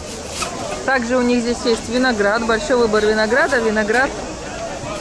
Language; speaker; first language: Russian; native; Russian